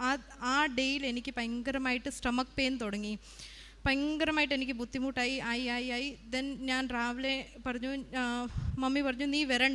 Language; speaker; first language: Malayalam; early bilingual, heritage; Malayalam